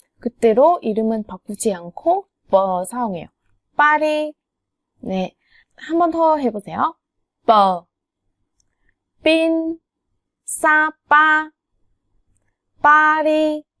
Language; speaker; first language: Korean; non-native, fluent; Vietnamese